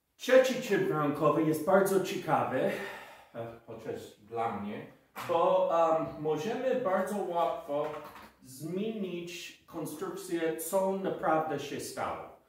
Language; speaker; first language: Polish; non-native, learner; English